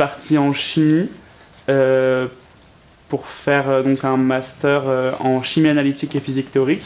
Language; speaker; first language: French; native; French